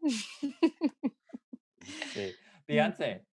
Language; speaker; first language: Spanish; non-native, fluent; English